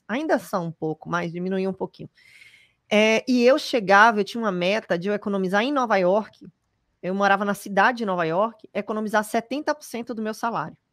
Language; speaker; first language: Portuguese; native; Portuguese